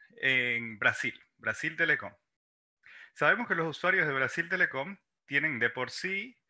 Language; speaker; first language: Spanish; native; Spanish